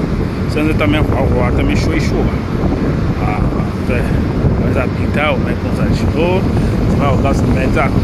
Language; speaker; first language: Chinese; non-native, learner; French